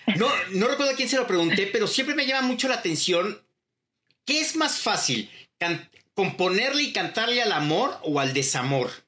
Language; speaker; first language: Spanish; native; Spanish